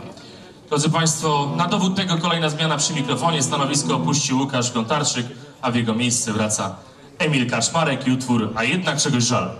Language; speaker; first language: Polish; native; Polish